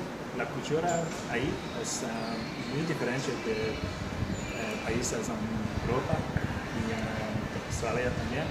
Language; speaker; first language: Spanish; non-native, learner; English